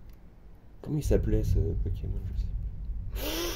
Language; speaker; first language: French; native; French